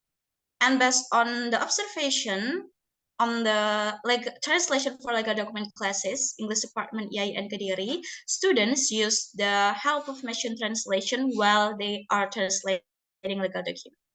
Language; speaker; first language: English; non-native, learner; Indonesian